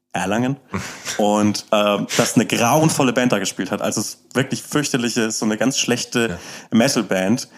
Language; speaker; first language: German; native; German